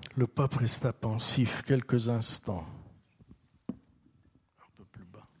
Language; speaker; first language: French; early bilingual, other home language; Turkish